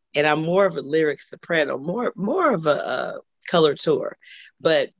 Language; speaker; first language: English; native; English